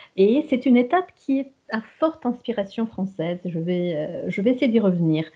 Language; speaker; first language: French; non-native, fluent; Romanian